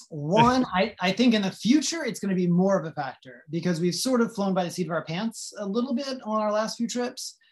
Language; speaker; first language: English; native; English